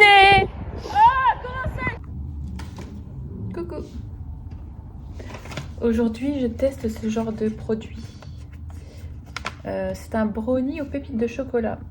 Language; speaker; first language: French; native; French